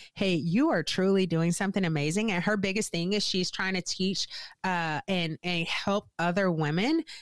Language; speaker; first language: English; native; English